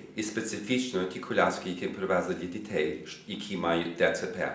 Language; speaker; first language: Ukrainian; non-native, fluent; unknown